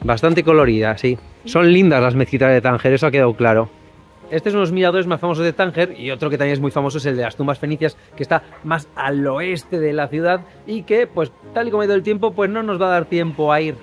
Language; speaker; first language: Spanish; native; Spanish